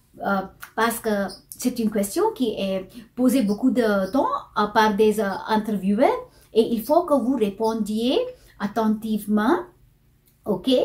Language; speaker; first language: French; non-native, fluent; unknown